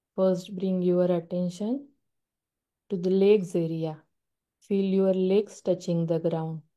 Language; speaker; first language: English; non-native, local second language; Marathi